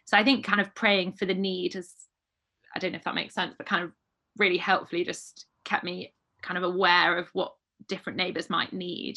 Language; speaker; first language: English; native; English